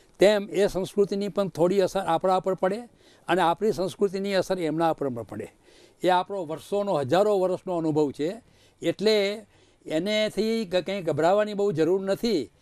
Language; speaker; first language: Gujarati; native; Gujarati